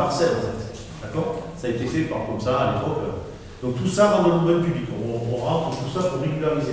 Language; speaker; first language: French; native; French